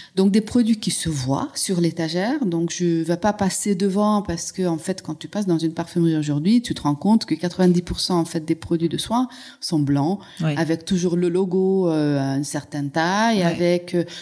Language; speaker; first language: French; non-native, fluent; Hungarian